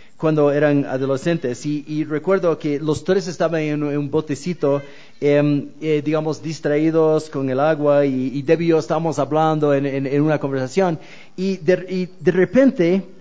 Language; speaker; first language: Spanish; non-native, fluent; English